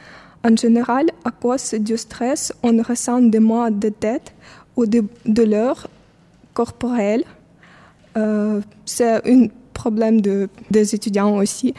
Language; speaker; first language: French; non-native, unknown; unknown